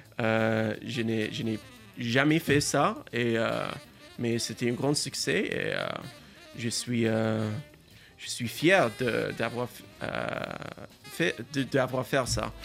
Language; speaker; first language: French; non-native, learner; English